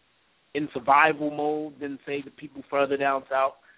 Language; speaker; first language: English; native; English